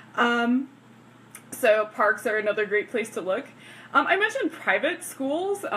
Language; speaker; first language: English; native; English